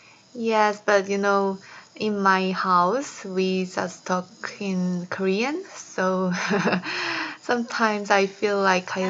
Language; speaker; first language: English; non-native, fluent; Korean